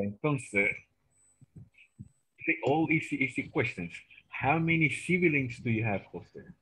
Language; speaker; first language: English; non-native, fluent; Spanish